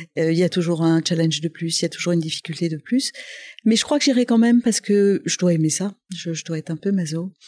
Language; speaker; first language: French; non-native, local second language; Arabic